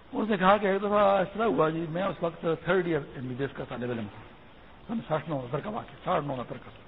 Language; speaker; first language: Urdu; non-native, local second language; Pashto